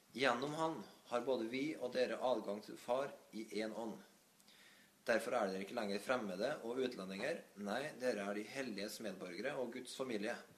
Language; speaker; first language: Norwegian; native; Norwegian